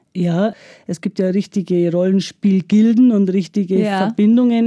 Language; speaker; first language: German; native; German